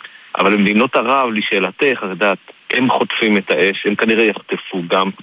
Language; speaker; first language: Hebrew; native; Hebrew